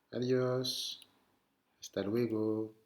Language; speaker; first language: Spanish; non-native, fluent; French